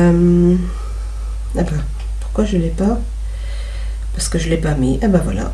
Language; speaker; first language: French; native; French